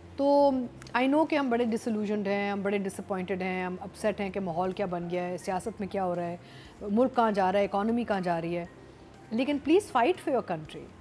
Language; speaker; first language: Urdu; native; Urdu